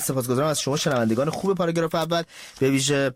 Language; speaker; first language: Persian; native; Persian